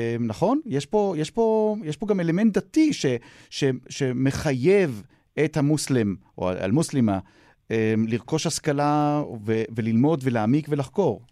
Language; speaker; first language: Hebrew; native; Hebrew